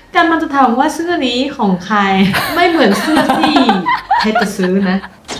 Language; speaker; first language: Thai; non-native, fluent; Chinese